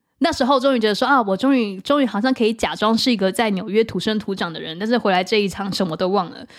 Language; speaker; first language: Chinese; native; Chinese